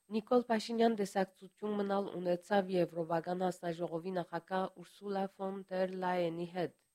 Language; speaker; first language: Armenian; early bilingual, heritage; Armenian